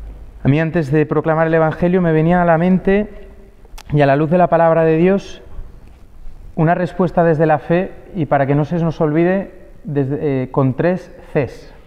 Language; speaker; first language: Spanish; native; Spanish